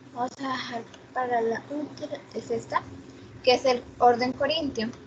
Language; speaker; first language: Spanish; native; Spanish